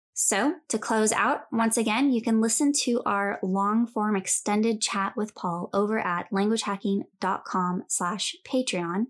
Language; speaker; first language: English; native; English